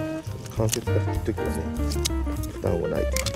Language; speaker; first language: Japanese; native; Japanese